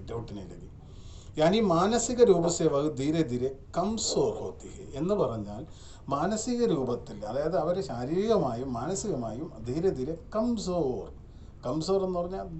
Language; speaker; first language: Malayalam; native; Malayalam